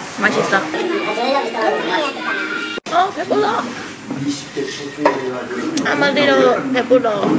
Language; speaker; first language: Korean; non-native, learner; Chinese